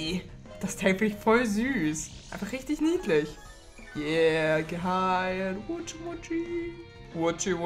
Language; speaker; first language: German; native; German